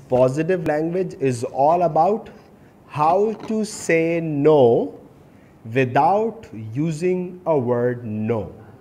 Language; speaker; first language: English; non-native, local second language; Urdu